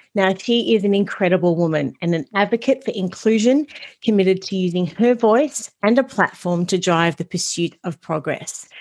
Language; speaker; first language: English; native; English